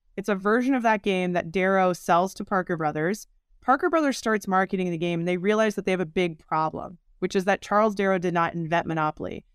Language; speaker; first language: English; native; English